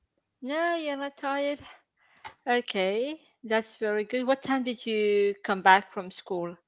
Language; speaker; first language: English; non-native, fluent; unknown